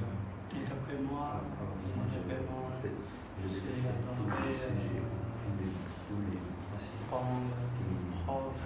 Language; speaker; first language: French; non-native, learner; Khmer